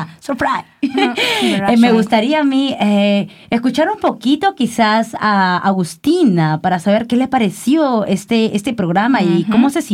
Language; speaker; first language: Spanish; native; Spanish